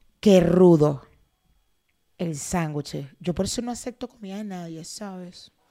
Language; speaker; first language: Spanish; native; Spanish